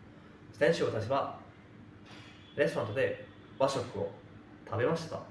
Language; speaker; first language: Japanese; non-native, fluent; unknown